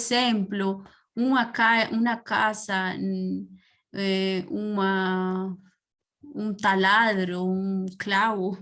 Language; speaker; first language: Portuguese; non-native, learner; Spanish